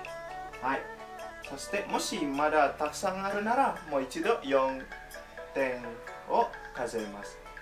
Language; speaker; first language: Japanese; non-native, fluent; Indonesian